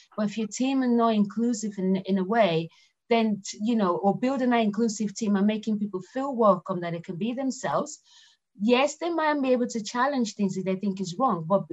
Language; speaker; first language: English; non-native, local second language; Yoruba